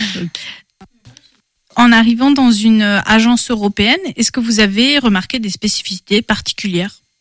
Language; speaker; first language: French; native; French